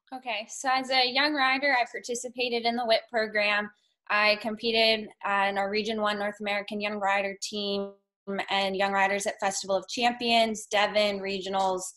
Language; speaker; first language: English; native; English